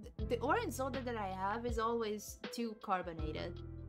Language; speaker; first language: English; non-native, fluent; Hungarian